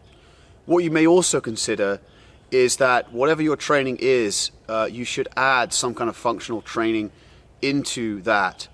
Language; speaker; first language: English; native; English